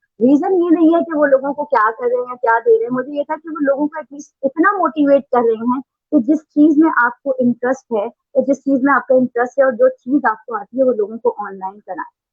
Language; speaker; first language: Urdu; native; Urdu